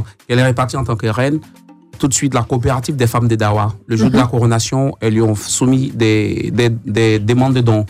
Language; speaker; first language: French; native; French